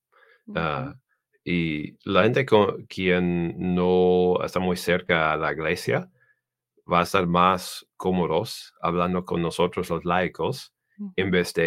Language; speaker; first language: Spanish; non-native, learner; English